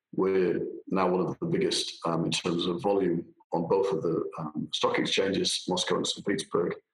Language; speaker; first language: English; native; English